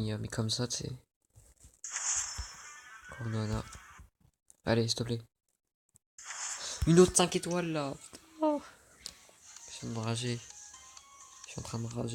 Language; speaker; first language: French; native; French